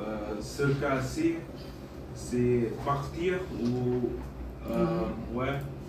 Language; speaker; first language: French; non-native, fluent; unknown